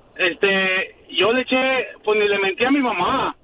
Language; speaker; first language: Spanish; native; Spanish